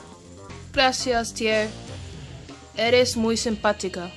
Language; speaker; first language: Spanish; non-native, learner; English